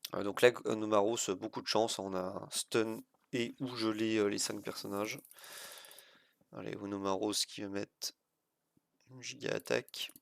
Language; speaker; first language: French; native; French